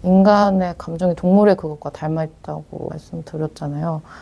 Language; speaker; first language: Korean; native; Korean